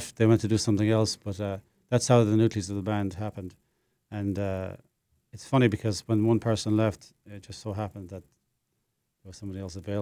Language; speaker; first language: English; native; English